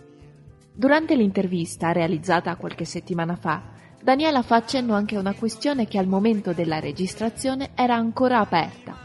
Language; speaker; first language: Italian; native; Italian